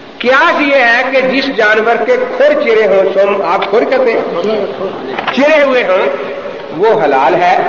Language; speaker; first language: Urdu; non-native, local second language; Punjabi